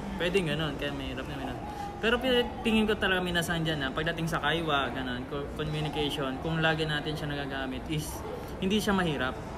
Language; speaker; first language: Filipino; non-native, local second language; Hiligaynon